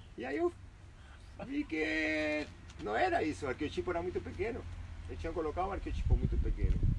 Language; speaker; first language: Portuguese; non-native, fluent; Spanish